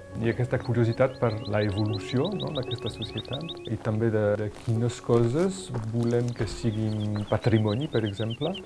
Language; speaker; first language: Catalan; non-native, local second language; French